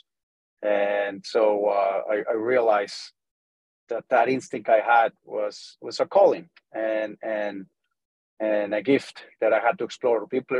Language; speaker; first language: English; non-native, fluent; Spanish